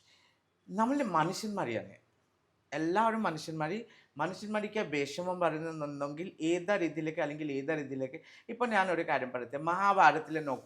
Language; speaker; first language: Malayalam; non-native, fluent; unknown